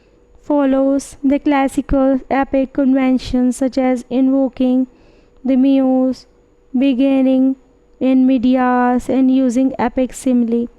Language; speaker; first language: English; non-native, fluent; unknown